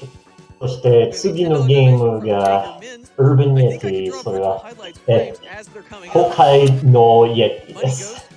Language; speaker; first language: Japanese; non-native, fluent; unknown